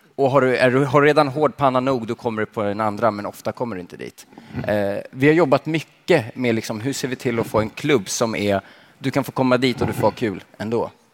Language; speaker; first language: Swedish; early bilingual, other home language; Finnish